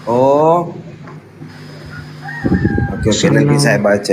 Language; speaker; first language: Indonesian; non-native, learner; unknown